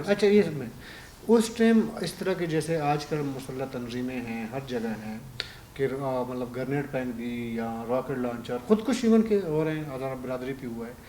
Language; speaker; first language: Urdu; non-native, local second language; Baluchi